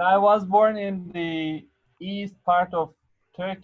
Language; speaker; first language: English; non-native, fluent; Arabic